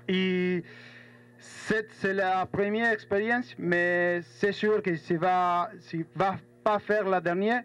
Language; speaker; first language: French; non-native, fluent; Spanish